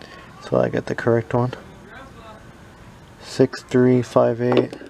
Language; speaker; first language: English; native; English